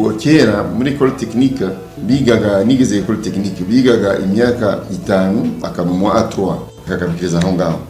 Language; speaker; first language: Kinyarwanda; early bilingual, heritage; Kinyarwanda